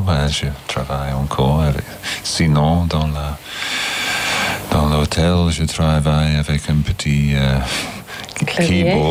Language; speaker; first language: French; non-native, fluent; English